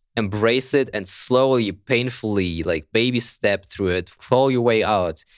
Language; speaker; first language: English; non-native, fluent; German